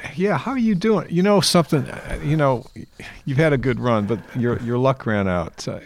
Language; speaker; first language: English; native; English